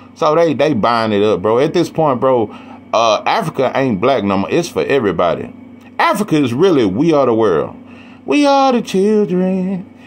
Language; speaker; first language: English; native; English